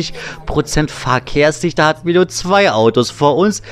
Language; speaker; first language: German; native; German